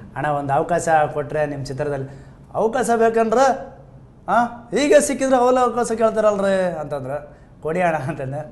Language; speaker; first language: Kannada; native; Kannada